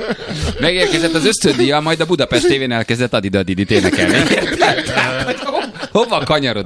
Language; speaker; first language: Hungarian; native; Hungarian